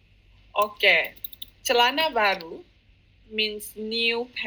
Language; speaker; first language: English; non-native, fluent; Indonesian